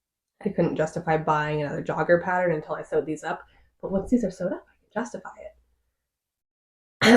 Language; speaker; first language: English; native; English